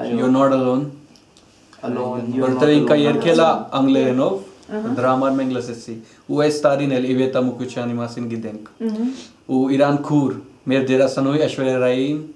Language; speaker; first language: Armenian; non-native, fluent; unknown